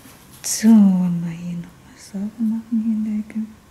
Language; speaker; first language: German; non-native, learner; Filipino